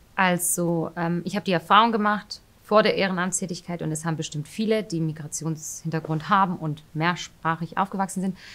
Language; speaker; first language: German; early bilingual, other home language; Albanian